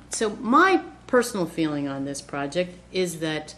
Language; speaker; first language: English; native; English